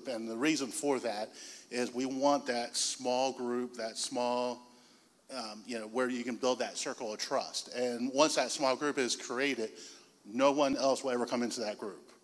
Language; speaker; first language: English; native; English